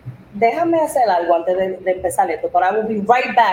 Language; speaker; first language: Spanish; early bilingual, heritage; Spanish